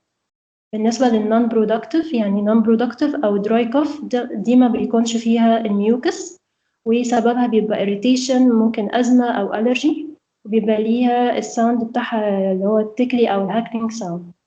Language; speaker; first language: Arabic; native; Arabic